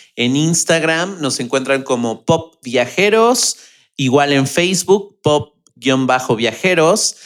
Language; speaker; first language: Spanish; native; Spanish